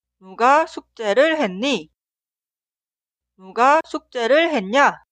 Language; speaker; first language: Korean; non-native, fluent; Spanish